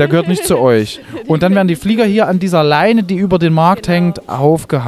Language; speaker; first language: German; native; German